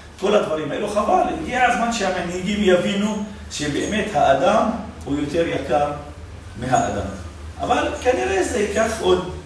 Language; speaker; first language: Hebrew; non-native, local second language; Arabic